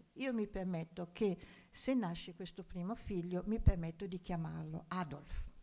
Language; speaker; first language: Italian; non-native, fluent; German